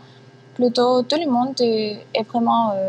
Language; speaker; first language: French; non-native, fluent; Ukrainian